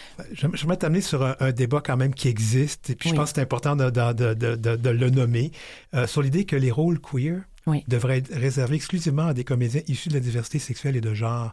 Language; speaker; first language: French; native; French